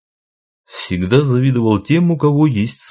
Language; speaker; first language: Russian; native; Russian